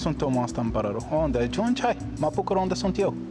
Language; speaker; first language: Romanian; non-native, learner; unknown